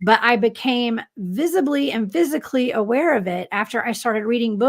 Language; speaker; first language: English; native; English